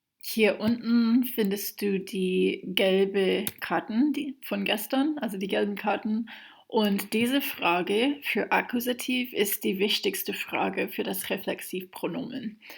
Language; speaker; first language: German; non-native, fluent; English